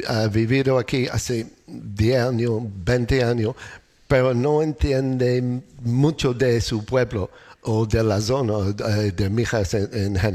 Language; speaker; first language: Spanish; non-native, learner; English